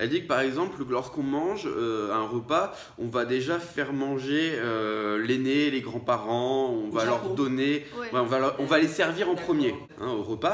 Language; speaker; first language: French; native; French